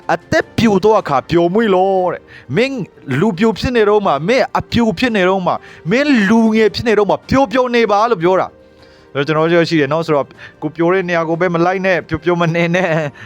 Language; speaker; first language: Burmese; non-native, local second language; Tedim Chin